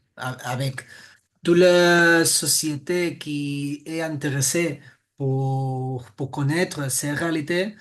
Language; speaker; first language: French; non-native, fluent; Catalan